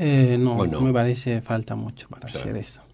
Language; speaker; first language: Spanish; non-native, learner; Arabic